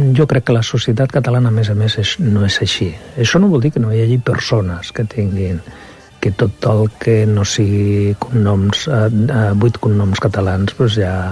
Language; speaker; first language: Catalan; non-native, local second language; Spanish